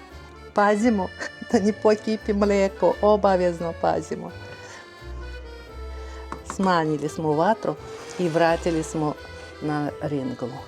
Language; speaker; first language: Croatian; non-native, fluent; Russian